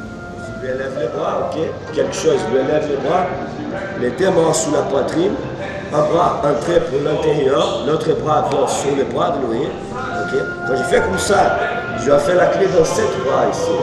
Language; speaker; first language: French; non-native, learner; Portuguese